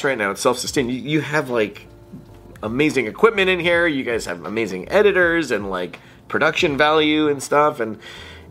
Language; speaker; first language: English; native; English